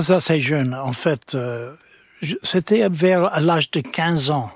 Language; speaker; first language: French; non-native, fluent; English